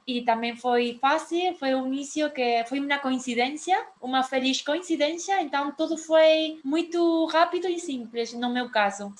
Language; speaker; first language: Portuguese; non-native, fluent; Spanish